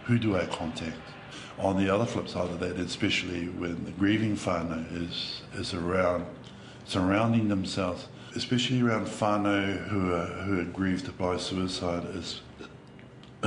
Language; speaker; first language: English; native; English